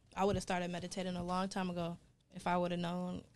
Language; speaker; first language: English; native; English